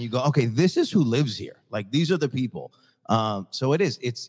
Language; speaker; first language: English; native; English